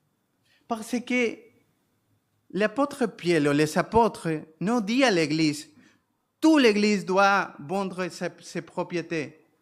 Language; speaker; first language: French; non-native, fluent; Spanish